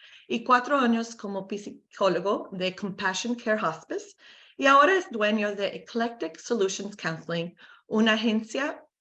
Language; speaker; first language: Spanish; non-native, learner; English